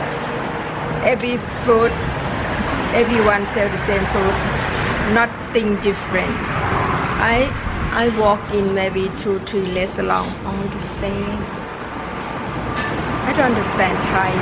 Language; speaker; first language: English; non-native, learner; Thai